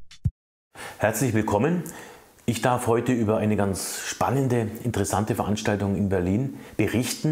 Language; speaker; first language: German; native; German